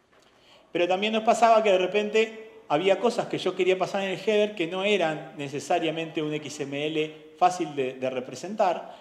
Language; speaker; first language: Spanish; native; Spanish